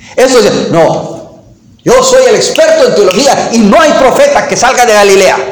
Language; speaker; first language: Spanish; non-native, fluent; English